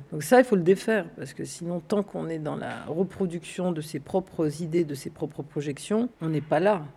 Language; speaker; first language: French; early bilingual, other home language; Arabic